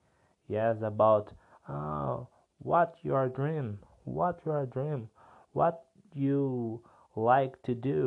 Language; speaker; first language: English; non-native, learner; Portuguese